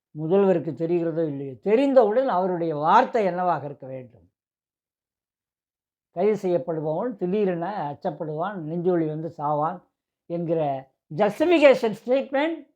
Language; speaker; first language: Tamil; native; Tamil